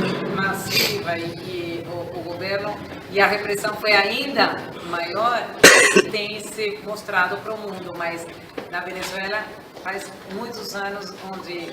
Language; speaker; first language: Portuguese; non-native, fluent; Spanish